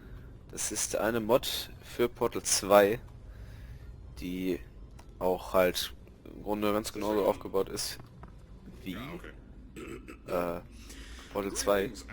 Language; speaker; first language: German; native; German